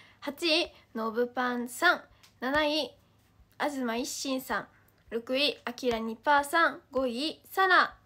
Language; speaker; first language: Japanese; native; Japanese